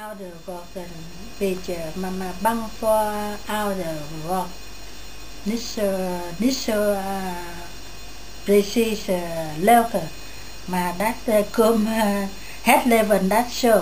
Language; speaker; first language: Dutch; non-native, learner; Vietnamese